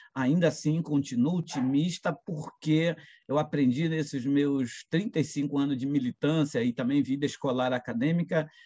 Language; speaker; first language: Portuguese; non-native, local second language; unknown